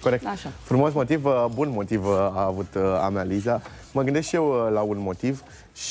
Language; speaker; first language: Romanian; native; Romanian